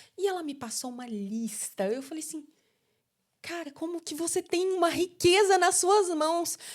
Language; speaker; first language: Portuguese; native; Portuguese